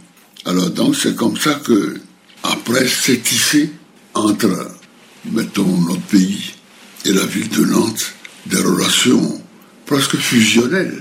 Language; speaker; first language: French; non-native, local second language; Fon